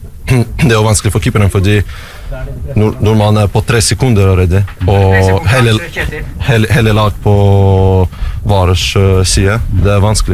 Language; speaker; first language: Norwegian; non-native, fluent; Russian